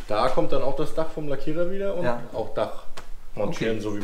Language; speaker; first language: German; native; German